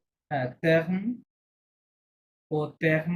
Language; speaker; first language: French; non-native, fluent; Bangla